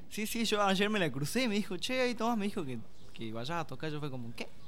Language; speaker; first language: Spanish; native; Spanish